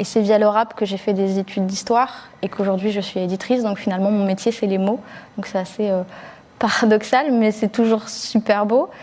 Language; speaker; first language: French; early bilingual, other home language; Arabic